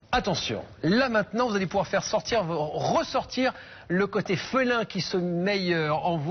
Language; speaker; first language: French; native; French